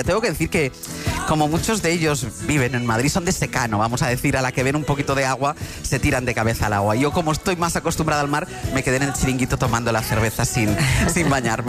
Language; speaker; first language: Spanish; native; Spanish